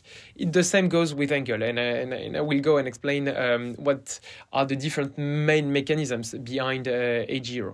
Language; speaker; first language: English; non-native, fluent; French